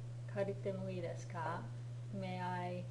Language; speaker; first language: Japanese; non-native, fluent; English